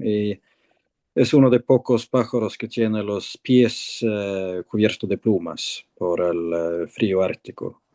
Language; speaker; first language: Spanish; non-native, fluent; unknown